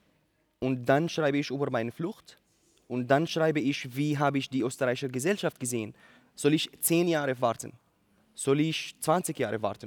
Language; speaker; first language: German; non-native, learner; Arabic